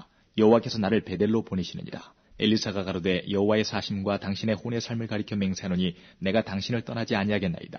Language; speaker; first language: Korean; native; Korean